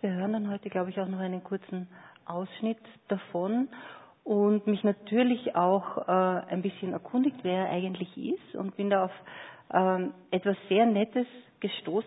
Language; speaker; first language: German; native; German